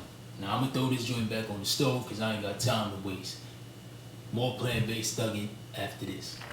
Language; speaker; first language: English; native; English